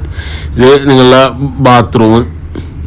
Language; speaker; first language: Malayalam; native; Malayalam